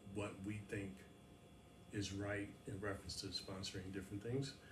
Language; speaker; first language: English; native; English